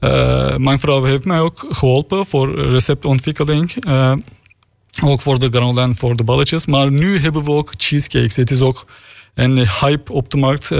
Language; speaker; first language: Dutch; non-native, learner; Turkish